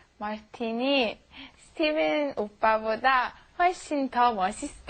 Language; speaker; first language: Korean; non-native, learner; Italian